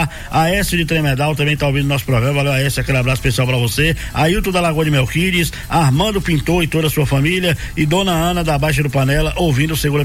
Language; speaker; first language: Portuguese; native; Portuguese